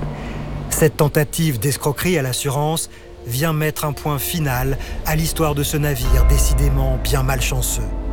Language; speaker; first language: French; native; French